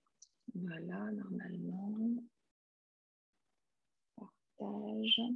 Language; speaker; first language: French; native; French